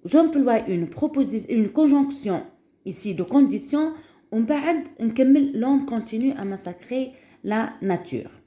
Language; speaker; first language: French; non-native, local second language; Arabic